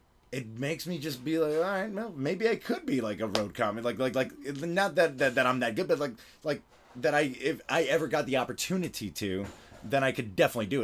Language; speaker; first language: English; early bilingual, other home language; Spanish